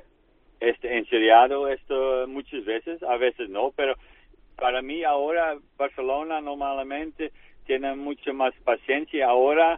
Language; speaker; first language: Spanish; non-native, fluent; Dutch